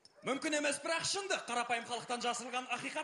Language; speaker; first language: Kazakh; native; Kazakh